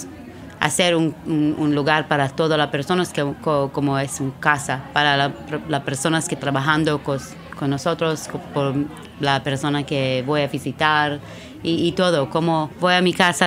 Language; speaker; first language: Spanish; non-native, learner; Hebrew